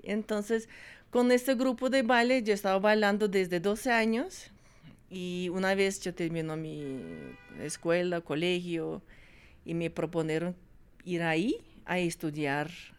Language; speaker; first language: Spanish; non-native, fluent; Russian